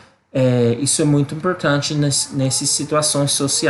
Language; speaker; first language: Portuguese; non-native, learner; English